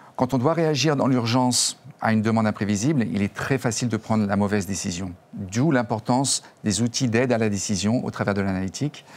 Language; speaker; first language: French; native; French